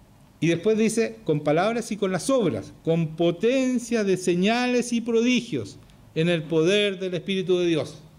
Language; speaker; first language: Spanish; native; Spanish